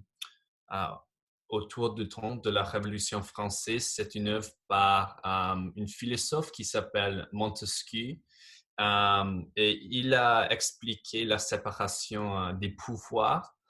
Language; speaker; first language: French; non-native, fluent; English